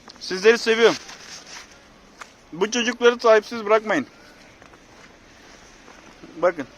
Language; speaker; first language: Turkish; native; Turkish